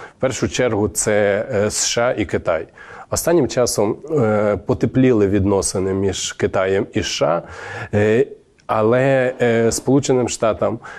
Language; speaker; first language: Ukrainian; native; Ukrainian